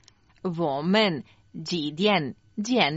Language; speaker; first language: Chinese; non-native, learner; Croatian